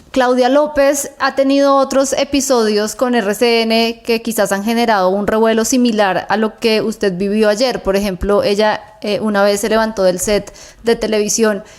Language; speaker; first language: Spanish; native; Spanish